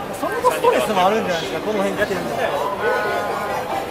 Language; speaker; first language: Japanese; native; Japanese